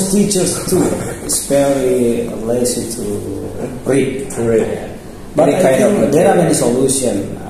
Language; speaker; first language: English; non-native, local second language; Indonesian